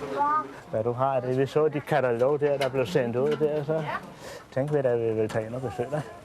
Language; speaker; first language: Danish; native; Danish